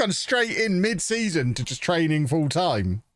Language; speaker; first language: English; native; English